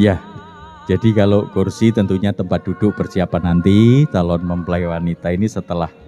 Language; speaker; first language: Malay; non-native, local second language; Javanese